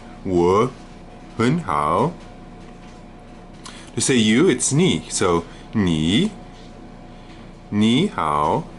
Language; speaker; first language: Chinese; non-native, learner; English